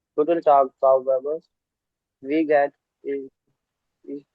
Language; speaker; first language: German; non-native, learner; Hindi